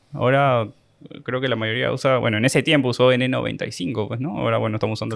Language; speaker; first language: Spanish; native; Spanish